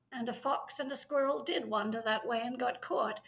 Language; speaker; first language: English; native; English